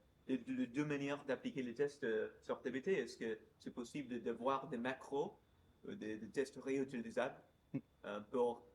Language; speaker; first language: French; non-native, fluent; English